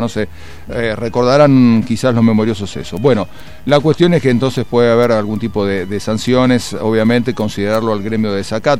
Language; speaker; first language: Spanish; native; Spanish